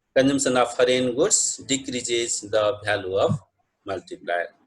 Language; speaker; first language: English; non-native, local second language; Nepali